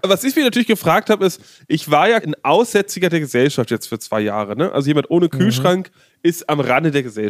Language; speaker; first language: German; native; German